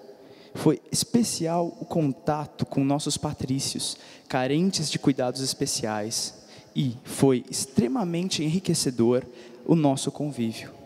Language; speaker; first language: Portuguese; native; Portuguese